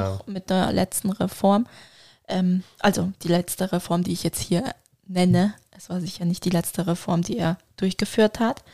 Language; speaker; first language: German; non-native, fluent; Turkish